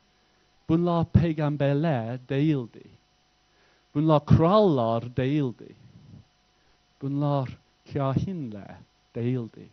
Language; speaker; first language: Turkish; non-native, fluent; English